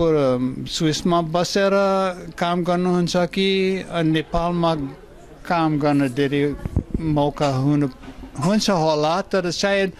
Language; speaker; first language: Nepali; non-native, fluent; German